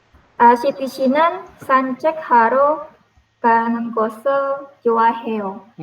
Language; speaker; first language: Korean; non-native, learner; Indonesian